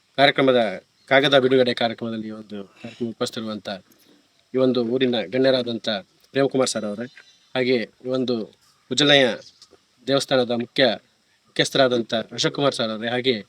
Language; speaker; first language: Kannada; native; Kannada